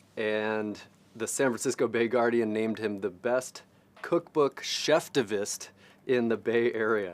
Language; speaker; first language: English; native; English